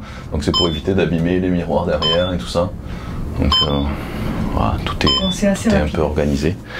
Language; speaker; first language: French; native; French